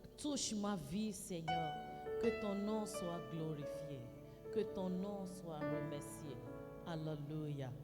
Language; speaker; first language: French; non-native, fluent; Yoruba